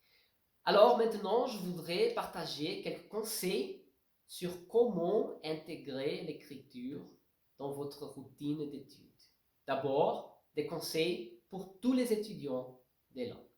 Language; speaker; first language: French; non-native, fluent; Portuguese